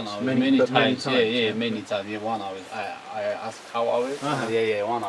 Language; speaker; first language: English; non-native, learner; Tajik